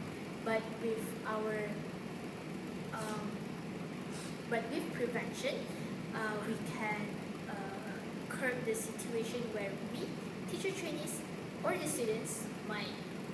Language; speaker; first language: English; non-native, local second language; Malay